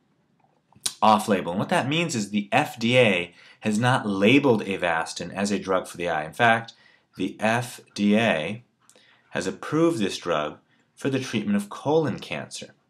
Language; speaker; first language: English; native; English